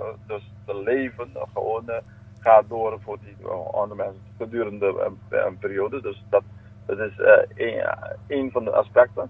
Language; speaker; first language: Dutch; non-native, local second language; Papiamento